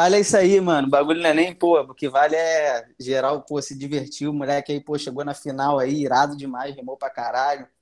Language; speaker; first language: Portuguese; native; Portuguese